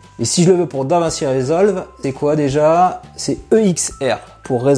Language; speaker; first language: French; native; French